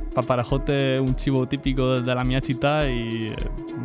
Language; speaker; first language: Italian; non-native, learner; Spanish